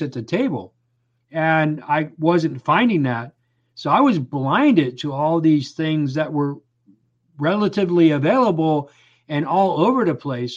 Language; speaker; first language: English; native; English